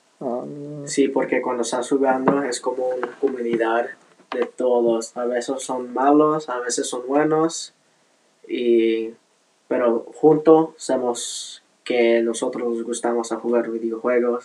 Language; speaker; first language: Spanish; non-native, learner; English